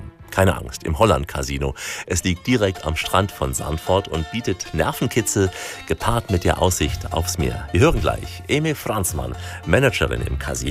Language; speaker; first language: German; native; German